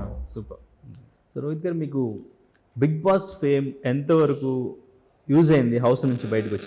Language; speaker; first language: Telugu; native; Telugu